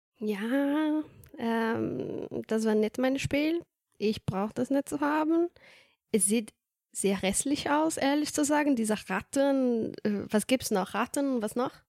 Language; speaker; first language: German; non-native, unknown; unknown